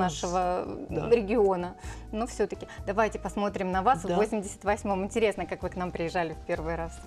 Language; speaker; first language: Russian; native; Russian